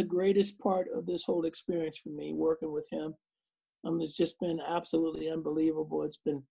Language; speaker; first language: English; native; English